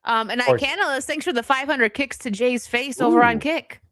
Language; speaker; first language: English; native; English